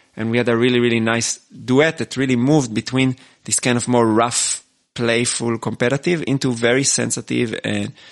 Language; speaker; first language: English; non-native, fluent; Hebrew